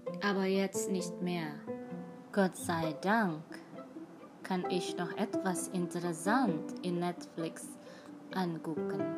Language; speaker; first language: German; non-native, learner; Indonesian